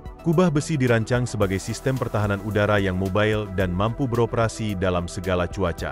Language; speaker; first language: Indonesian; native; Indonesian